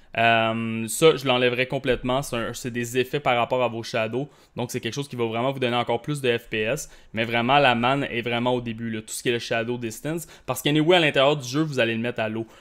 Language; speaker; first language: French; native; French